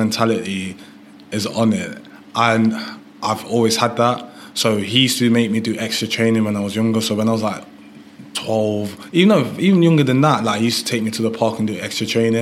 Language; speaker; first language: English; early bilingual, other home language; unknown